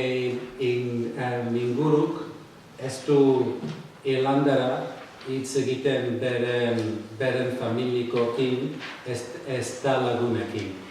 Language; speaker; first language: Basque; non-native, learner; English